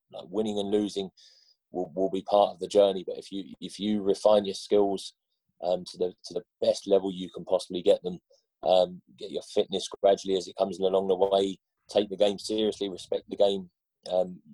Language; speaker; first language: English; native; English